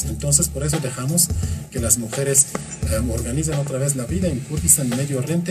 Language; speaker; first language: Spanish; non-native, learner; Kurdish